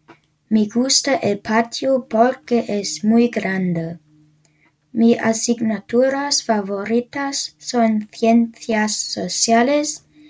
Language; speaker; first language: Spanish; non-native, learner; German